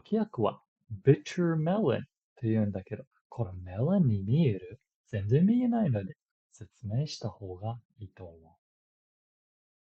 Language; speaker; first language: Japanese; non-native, fluent; English